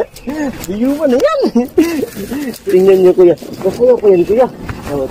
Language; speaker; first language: Filipino; non-native, local second language; Cebuano